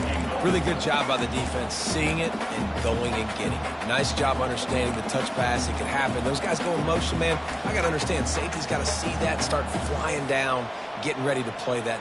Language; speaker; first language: English; native; English